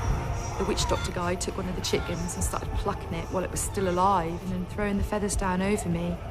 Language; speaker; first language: English; native; English